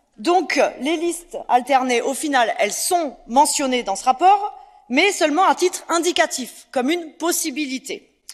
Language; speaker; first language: French; native; French